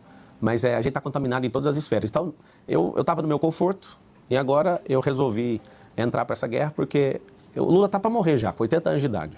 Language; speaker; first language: Portuguese; native; Portuguese